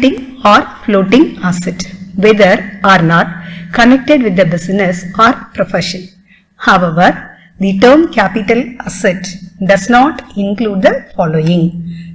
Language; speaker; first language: English; non-native, local second language; Tamil